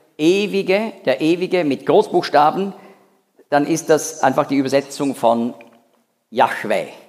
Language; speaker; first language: German; native; German